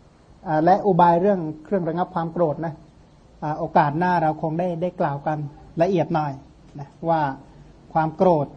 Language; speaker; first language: Thai; non-native, local second language; Khmer